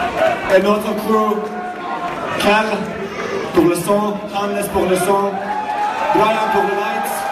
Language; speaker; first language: French; non-native, learner; Finnish